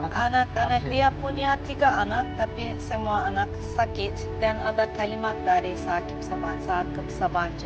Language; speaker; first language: Indonesian; non-native, fluent; Turkish